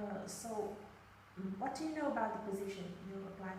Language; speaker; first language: English; non-native, learner; Vietnamese